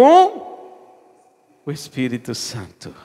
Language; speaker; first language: Portuguese; native; Portuguese